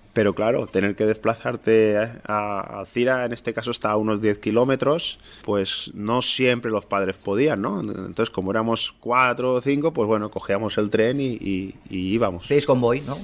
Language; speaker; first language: Spanish; non-native, local second language; Catalan